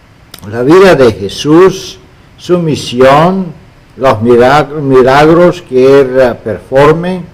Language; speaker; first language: Spanish; non-native, fluent; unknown